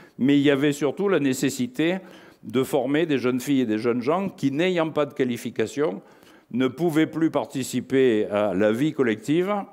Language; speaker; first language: French; native; French